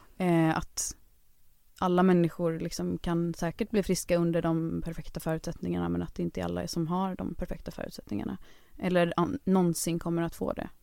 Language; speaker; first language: Swedish; native; Swedish